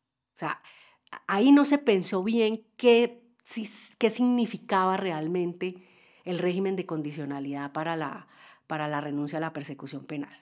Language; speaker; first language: Spanish; native; Spanish